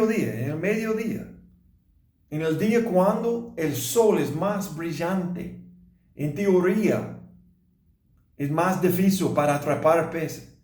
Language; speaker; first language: Spanish; non-native, learner; English